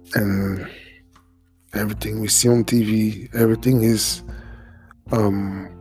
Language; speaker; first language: English; non-native, fluent; French